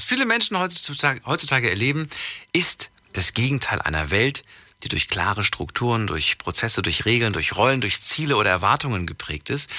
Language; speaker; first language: German; native; German